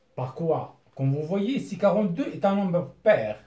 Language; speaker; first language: French; non-native, local second language; Arabic